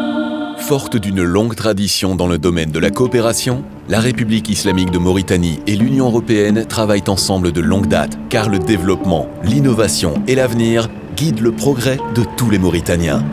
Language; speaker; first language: French; native; French